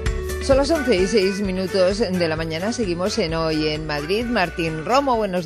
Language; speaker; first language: Spanish; native; Spanish